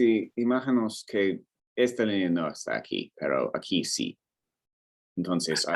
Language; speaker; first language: Spanish; non-native, learner; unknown